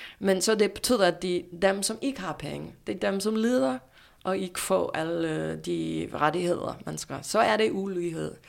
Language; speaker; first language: Danish; non-native, fluent; English